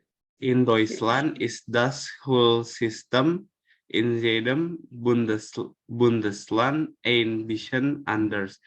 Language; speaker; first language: German; non-native, learner; Indonesian